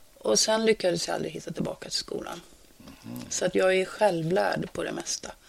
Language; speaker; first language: Swedish; native; Swedish